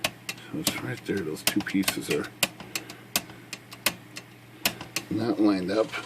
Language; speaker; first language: English; native; English